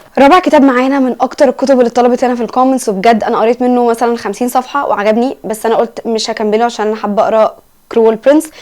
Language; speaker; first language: Egyptian Arabic; native; Egyptian Arabic